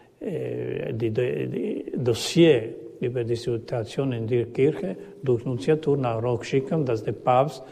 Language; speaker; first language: German; non-native, learner; Croatian